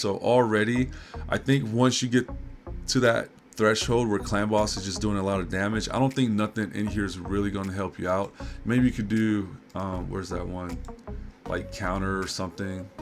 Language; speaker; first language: English; native; English